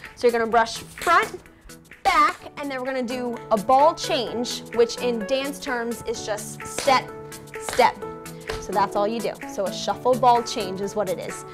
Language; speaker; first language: English; native; English